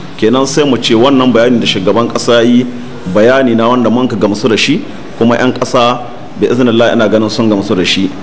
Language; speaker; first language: Hausa; native; Hausa